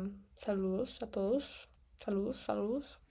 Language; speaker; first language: Spanish; non-native, fluent; Russian